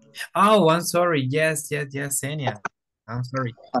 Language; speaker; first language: English; non-native, fluent; Spanish